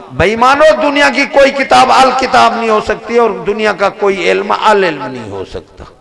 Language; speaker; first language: Urdu; native; Urdu